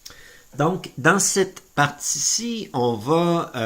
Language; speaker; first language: French; native; French